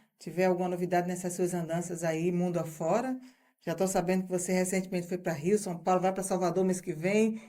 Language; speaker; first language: Portuguese; native; Portuguese